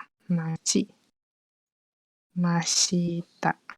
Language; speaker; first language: Japanese; non-native, fluent; Malay